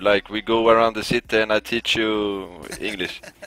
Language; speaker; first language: English; non-native, fluent; Swedish